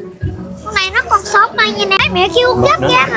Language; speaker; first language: Vietnamese; early bilingual, heritage; Vietnamese